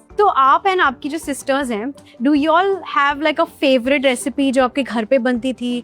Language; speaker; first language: Hindi; non-native, local second language; Bangla